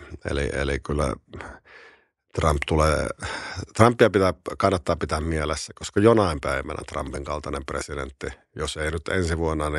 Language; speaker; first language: Finnish; native; Finnish